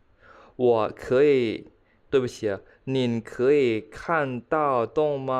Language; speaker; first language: Chinese; non-native, fluent; Khmer